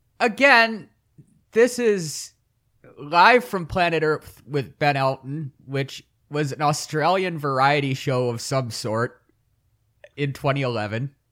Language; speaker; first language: English; native; English